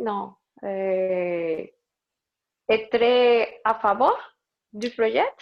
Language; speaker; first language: French; non-native, learner; Spanish